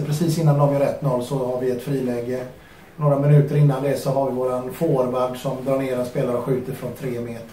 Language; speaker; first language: Swedish; non-native, fluent; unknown